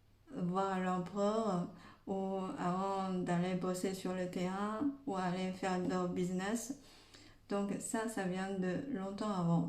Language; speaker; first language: French; non-native, fluent; Chinese